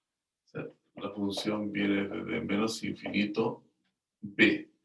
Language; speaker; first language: Spanish; native; Spanish